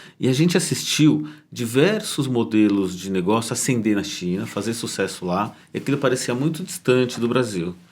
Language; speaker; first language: Portuguese; native; Portuguese